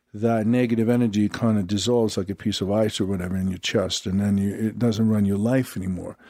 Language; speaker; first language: English; non-native, fluent; Swedish